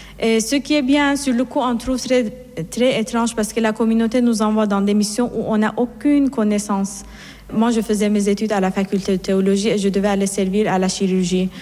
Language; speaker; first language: French; non-native, fluent; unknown